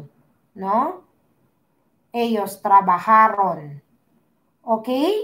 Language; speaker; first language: Spanish; non-native, learner; Filipino